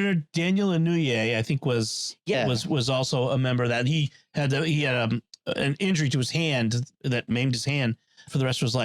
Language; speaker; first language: English; native; English